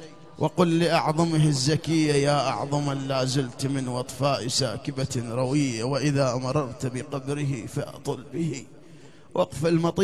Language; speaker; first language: Arabic; native; Arabic